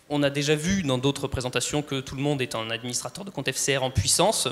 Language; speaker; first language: French; native; French